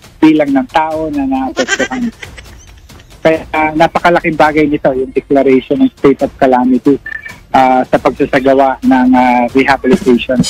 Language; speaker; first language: Filipino; native; Filipino